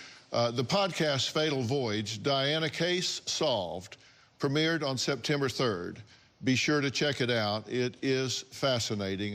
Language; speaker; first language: English; native; English